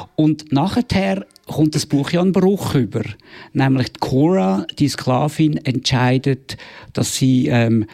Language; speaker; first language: German; native; German